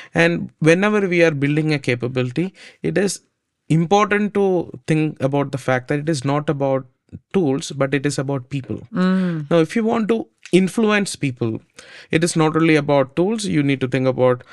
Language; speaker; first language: English; non-native, local second language; Malayalam